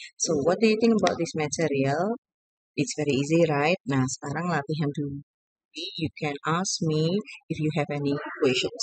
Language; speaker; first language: English; non-native, fluent; Indonesian